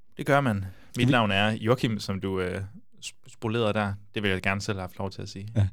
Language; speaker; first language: Danish; native; Danish